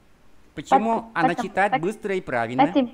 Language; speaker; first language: Russian; non-native, fluent; Vietnamese